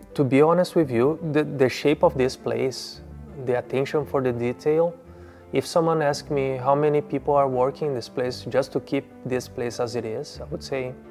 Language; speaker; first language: English; non-native, fluent; Portuguese